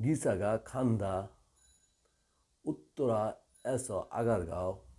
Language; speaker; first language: Korean; non-native, learner; Bangla